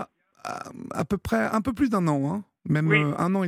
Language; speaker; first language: French; native; French